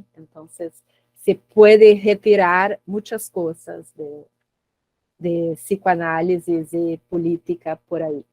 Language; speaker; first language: Spanish; non-native, learner; Portuguese